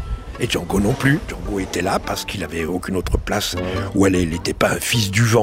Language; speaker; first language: French; native; French